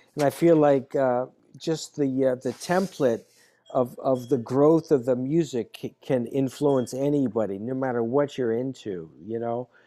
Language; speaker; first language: English; native; English